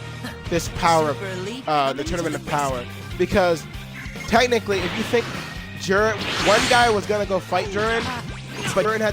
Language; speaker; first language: English; native; English